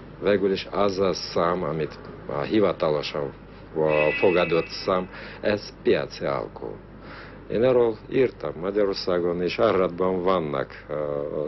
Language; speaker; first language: Hungarian; non-native, fluent; Armenian